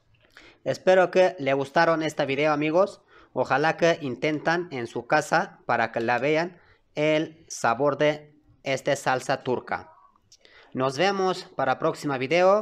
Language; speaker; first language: Spanish; non-native, learner; Turkish